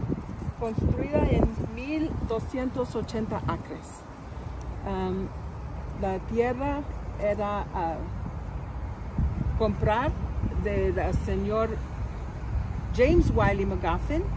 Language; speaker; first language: Spanish; non-native, learner; English